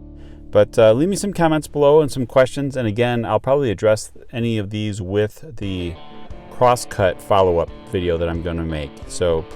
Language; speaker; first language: English; native; English